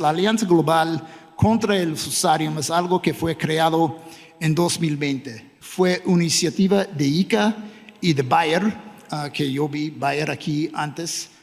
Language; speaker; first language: Spanish; non-native, fluent; English